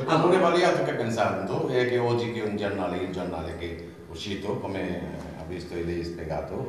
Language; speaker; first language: Italian; non-native, learner; Bangla